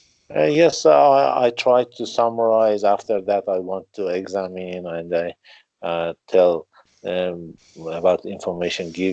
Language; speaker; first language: English; non-native, learner; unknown